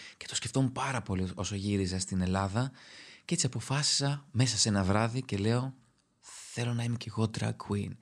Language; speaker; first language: Greek; early bilingual, other home language; Albanian